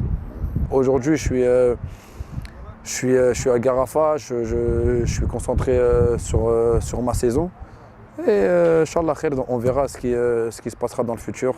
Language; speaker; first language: French; early bilingual, other home language; Arabic